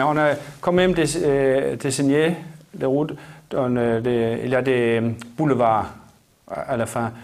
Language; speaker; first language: French; non-native, learner; Danish